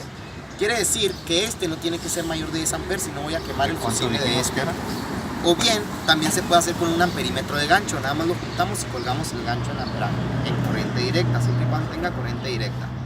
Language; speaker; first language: Spanish; native; Spanish